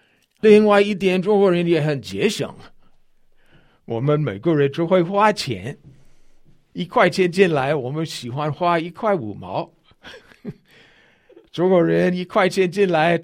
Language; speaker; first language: Chinese; non-native, fluent; English